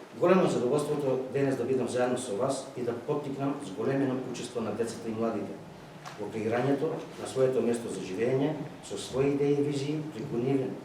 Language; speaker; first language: Macedonian; native; Macedonian